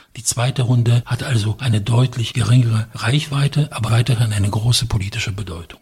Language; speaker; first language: German; non-native, fluent; Polish